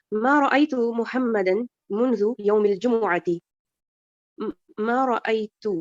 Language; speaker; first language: Arabic; non-native, learner; Urdu